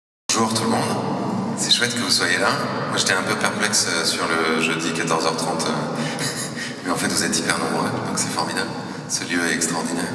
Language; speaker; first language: French; native; French